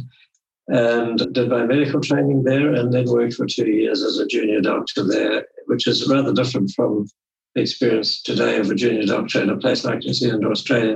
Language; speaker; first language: English; native; English